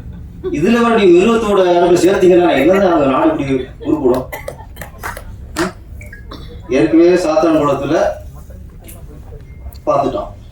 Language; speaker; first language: Tamil; native; Tamil